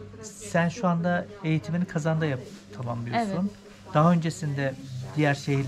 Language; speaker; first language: Turkish; native; Turkish